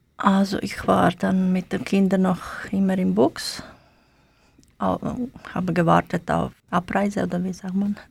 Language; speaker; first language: German; non-native, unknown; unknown